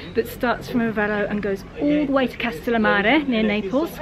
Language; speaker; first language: English; native; English